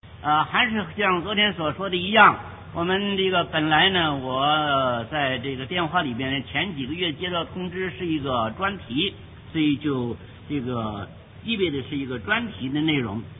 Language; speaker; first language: Chinese; native; Chinese